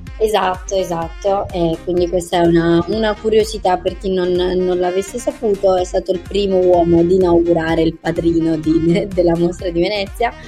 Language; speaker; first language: Italian; native; Italian